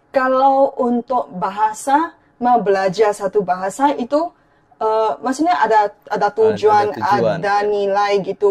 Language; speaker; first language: Indonesian; non-native, fluent; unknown